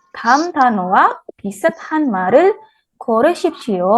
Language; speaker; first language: Korean; non-native, fluent; Indonesian